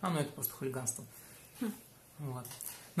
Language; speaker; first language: Russian; native; Russian